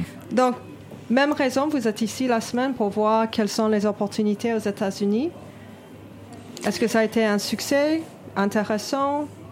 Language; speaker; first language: French; non-native, fluent; English